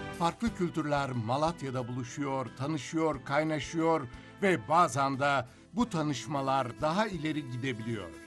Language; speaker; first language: Turkish; native; Turkish